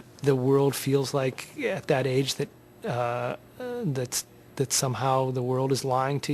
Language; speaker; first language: English; native; English